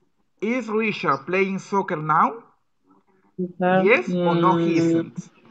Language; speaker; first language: English; non-native, fluent; Spanish